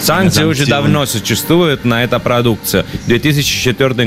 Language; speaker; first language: Russian; non-native, learner; Italian